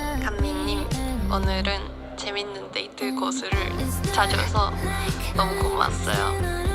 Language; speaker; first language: Korean; non-native, fluent; Japanese